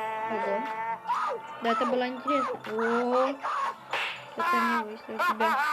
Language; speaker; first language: Russian; non-native, local second language; Ukrainian